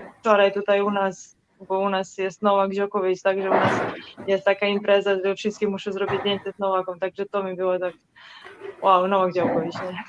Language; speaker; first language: Polish; non-native, learner; Serbian